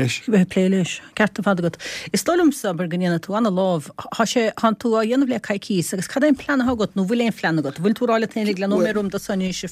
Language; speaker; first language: Irish; native; Irish